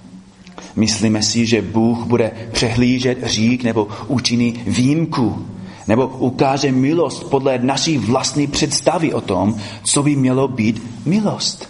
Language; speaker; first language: Czech; non-native, fluent; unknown